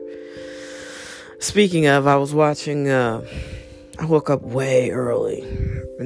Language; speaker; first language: English; native; English